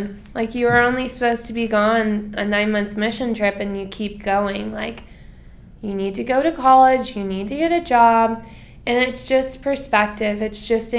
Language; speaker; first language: English; native; English